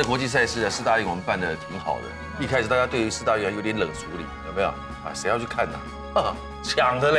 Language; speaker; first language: Chinese; native; Chinese